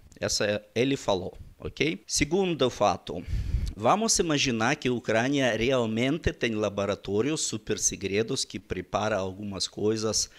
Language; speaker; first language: Portuguese; non-native, learner; Russian